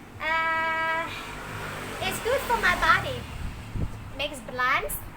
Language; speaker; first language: English; non-native, learner; Thai